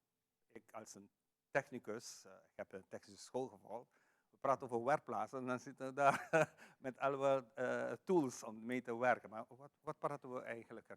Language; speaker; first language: Dutch; non-native, local second language; Papiamento